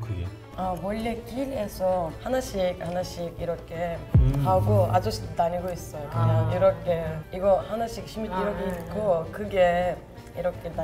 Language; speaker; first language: Korean; non-native, fluent; Turkish